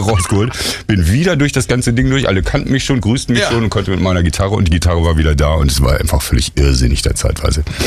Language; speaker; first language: German; native; German